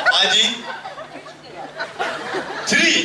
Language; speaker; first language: Russian; non-native, learner; Turkish